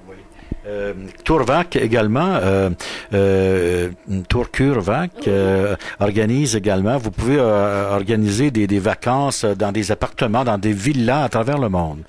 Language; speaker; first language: French; native; French